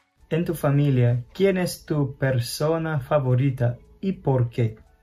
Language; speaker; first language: Spanish; non-native, fluent; English